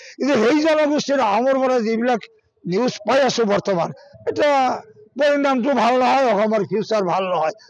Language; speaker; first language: Assamese; non-native, local second language; Bangla